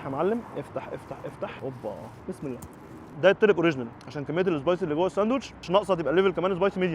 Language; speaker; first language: Arabic; native; Arabic